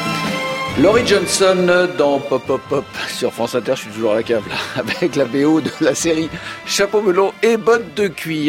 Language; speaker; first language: French; native; French